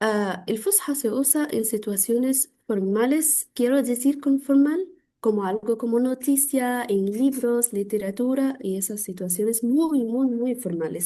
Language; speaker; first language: Spanish; non-native, fluent; Arabic